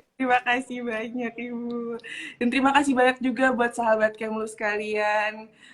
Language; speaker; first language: Indonesian; native; Indonesian